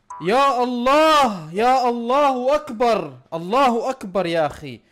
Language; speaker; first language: Arabic; native; Arabic